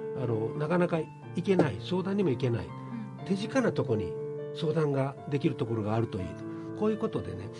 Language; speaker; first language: Japanese; native; Japanese